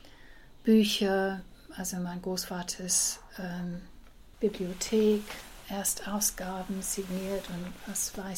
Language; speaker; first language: German; early bilingual, heritage; English